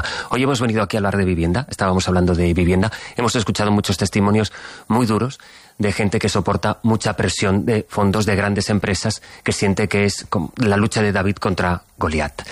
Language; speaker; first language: Spanish; native; Spanish